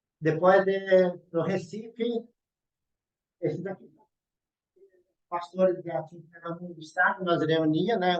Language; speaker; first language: Portuguese; native; Portuguese